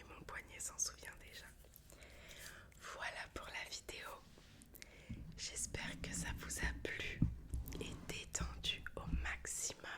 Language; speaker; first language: French; native; French